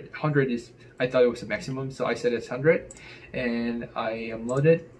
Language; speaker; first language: English; non-native, fluent; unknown